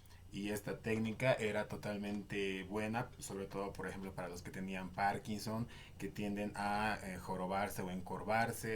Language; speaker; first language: Spanish; non-native, local second language; French